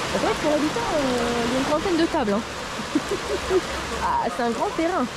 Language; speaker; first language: French; native; French